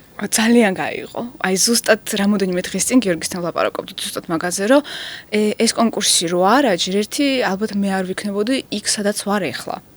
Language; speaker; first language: Georgian; non-native, local second language; Russian